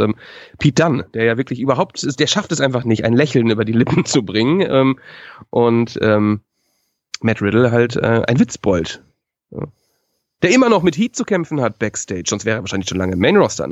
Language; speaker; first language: German; native; German